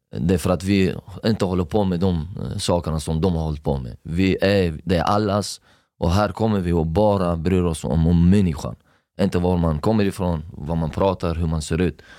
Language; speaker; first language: Swedish; non-native, fluent; Persian